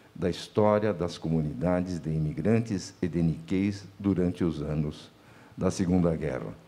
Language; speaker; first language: Portuguese; native; Portuguese